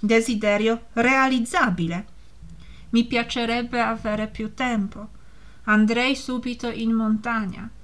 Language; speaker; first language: Italian; non-native, fluent; Polish